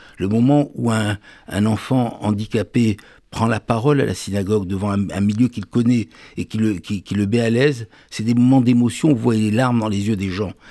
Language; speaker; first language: French; native; French